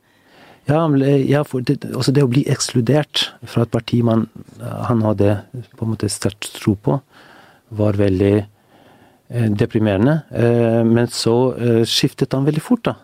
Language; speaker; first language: Norwegian; non-native, fluent; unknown